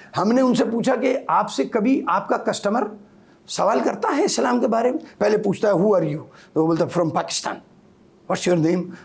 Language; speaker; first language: Urdu; native; Urdu